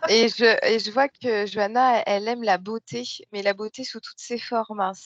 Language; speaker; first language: French; native; French